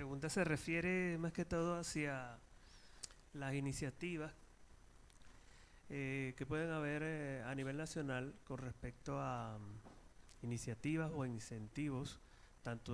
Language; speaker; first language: Spanish; native; Spanish